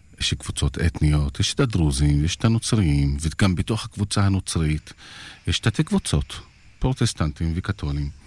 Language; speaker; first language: Hebrew; non-native, local second language; Arabic